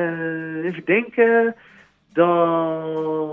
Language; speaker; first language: Dutch; native; Dutch